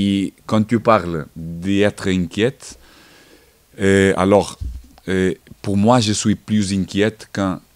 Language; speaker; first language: French; non-native, learner; Portuguese